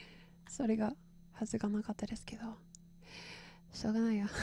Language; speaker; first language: Japanese; non-native, learner; English